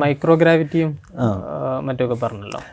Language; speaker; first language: Malayalam; native; Malayalam